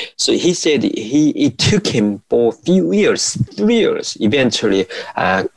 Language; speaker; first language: English; non-native, fluent; Korean